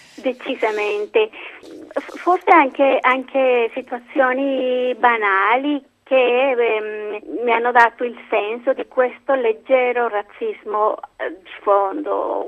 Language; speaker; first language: Italian; non-native, fluent; Spanish